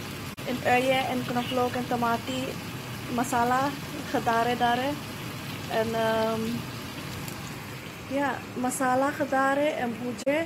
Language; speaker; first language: Dutch; non-native, local second language; Caribbean Hindustani